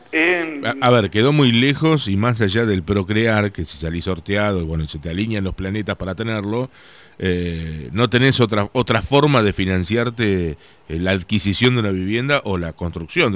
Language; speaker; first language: Spanish; native; Spanish